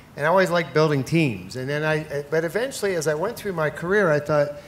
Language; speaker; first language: English; native; English